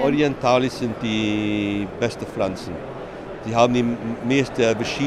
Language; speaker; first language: German; non-native, fluent; Dutch